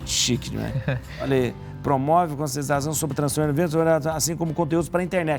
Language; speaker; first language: Portuguese; native; Portuguese